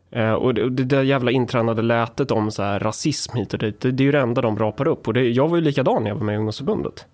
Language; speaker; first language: Swedish; native; Swedish